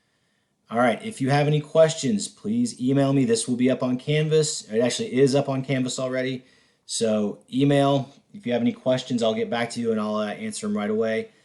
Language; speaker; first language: English; native; English